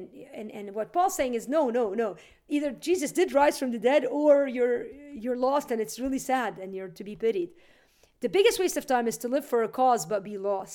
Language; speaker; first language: English; native; English